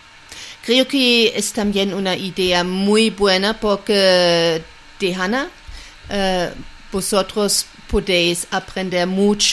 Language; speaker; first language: Spanish; non-native, fluent; German